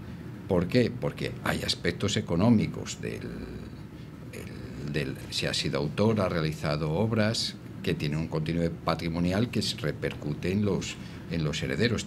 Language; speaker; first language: Spanish; native; Spanish